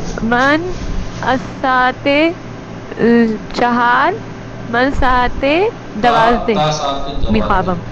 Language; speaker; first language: Persian; non-native, learner; Urdu